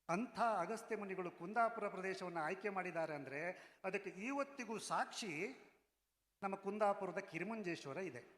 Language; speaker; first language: Kannada; non-native, local second language; Konkani